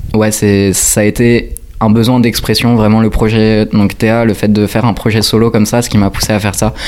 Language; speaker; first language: French; native; French